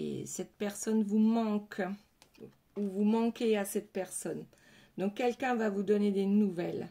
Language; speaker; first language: French; native; French